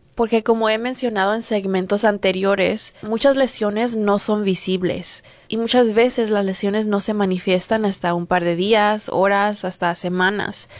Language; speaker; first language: Spanish; early bilingual, heritage; Spanish